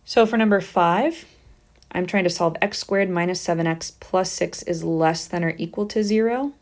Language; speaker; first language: English; native; English